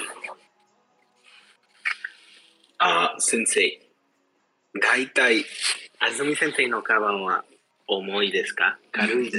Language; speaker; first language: Japanese; non-native, learner; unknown